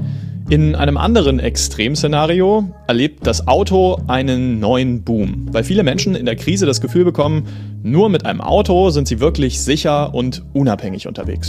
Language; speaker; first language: German; native; German